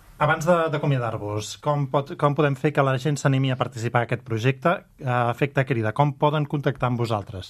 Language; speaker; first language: Catalan; native; Catalan